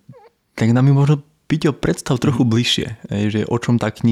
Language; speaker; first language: Slovak; native; Slovak